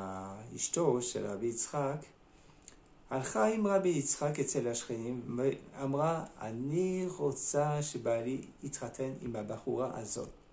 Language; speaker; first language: Hebrew; non-native, fluent; French